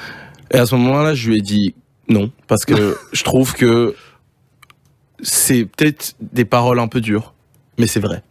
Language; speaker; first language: French; native; French